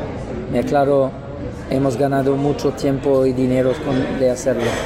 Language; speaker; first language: Spanish; non-native, learner; French